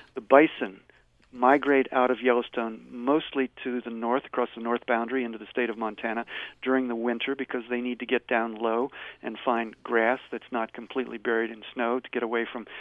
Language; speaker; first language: English; native; English